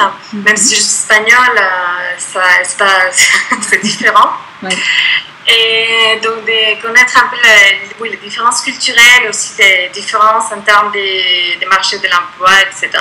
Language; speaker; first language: French; non-native, fluent; Spanish